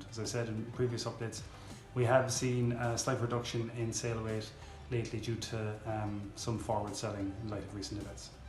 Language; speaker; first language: English; native; English